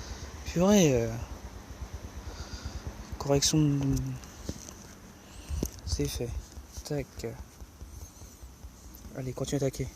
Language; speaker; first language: French; native; French